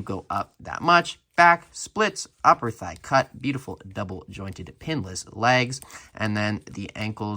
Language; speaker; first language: English; native; English